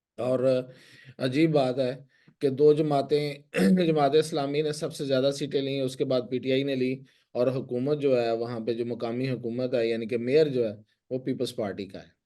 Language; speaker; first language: Urdu; non-native, local second language; Punjabi